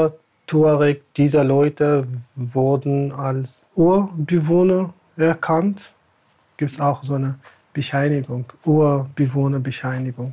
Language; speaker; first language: German; non-native, fluent; Tamasheq